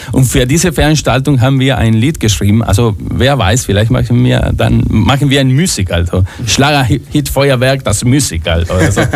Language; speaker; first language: German; non-native, fluent; Spanish